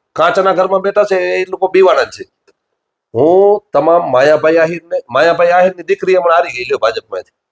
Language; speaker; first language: Gujarati; native; Gujarati